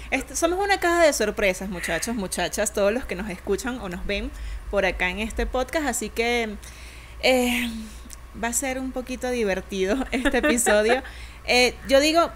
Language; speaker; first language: Spanish; native; Spanish